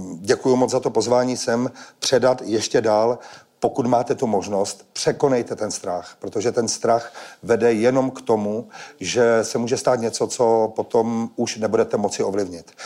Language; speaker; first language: Czech; native; Czech